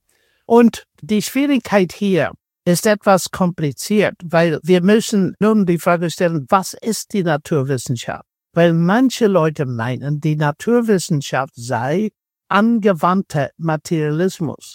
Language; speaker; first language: German; non-native, fluent; English